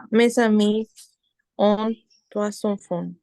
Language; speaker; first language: French; non-native, learner; Spanish